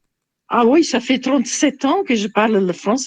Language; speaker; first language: French; non-native, fluent; Italian